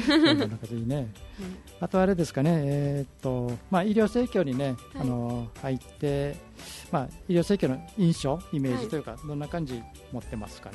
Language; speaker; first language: Japanese; native; Japanese